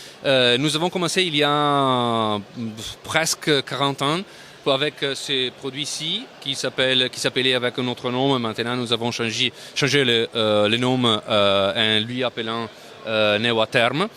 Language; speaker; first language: French; non-native, learner; Italian